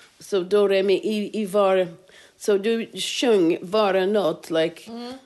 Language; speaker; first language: Swedish; non-native, fluent; English